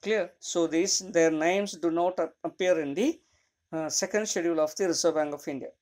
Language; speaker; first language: English; non-native, local second language; Malayalam